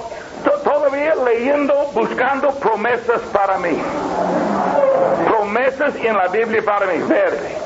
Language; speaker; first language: Spanish; non-native, learner; English